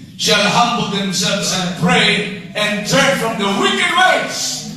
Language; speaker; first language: English; non-native, local second language; Filipino